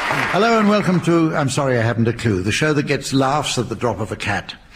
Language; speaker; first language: English; native; English